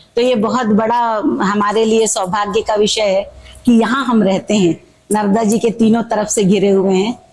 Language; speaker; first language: Hindi; native; Hindi